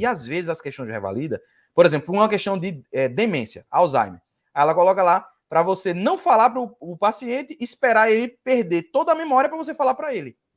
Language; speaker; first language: Portuguese; native; Portuguese